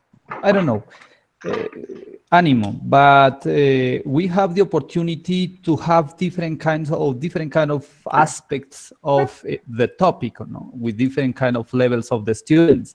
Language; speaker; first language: English; non-native, learner; Spanish